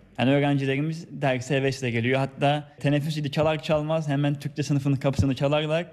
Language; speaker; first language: Turkish; native; Turkish